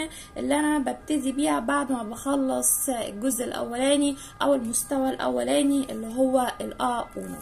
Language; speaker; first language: Arabic; native; Arabic